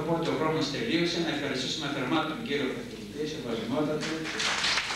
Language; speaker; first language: Greek; native; Greek